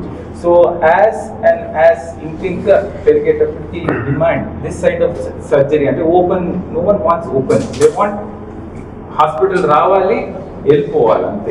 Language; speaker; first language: Telugu; native; Telugu